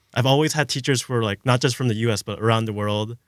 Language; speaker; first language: English; early bilingual, other home language; Korean